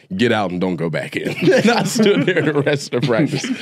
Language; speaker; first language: English; native; English